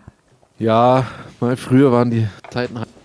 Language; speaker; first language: German; native; German